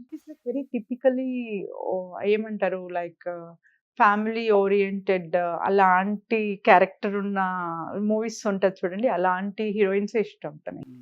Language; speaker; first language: Telugu; native; Telugu